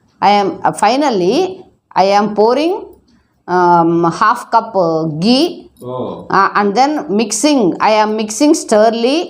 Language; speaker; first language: English; non-native, learner; Telugu